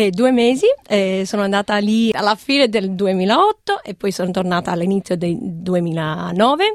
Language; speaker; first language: Italian; non-native, fluent; English